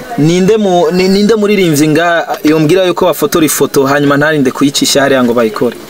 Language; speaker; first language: Rundi; native; Rundi